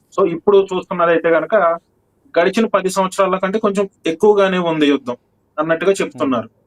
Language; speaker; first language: Telugu; native; Telugu